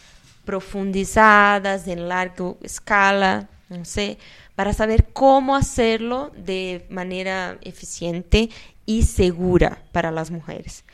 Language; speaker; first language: Spanish; non-native, fluent; Portuguese